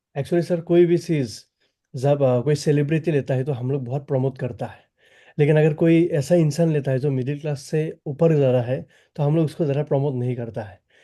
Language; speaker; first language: Hindi; non-native, local second language; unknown